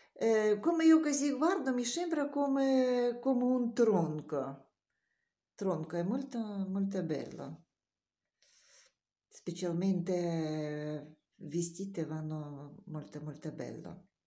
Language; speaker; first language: Italian; non-native, learner; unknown